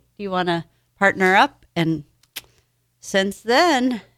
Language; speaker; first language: English; native; English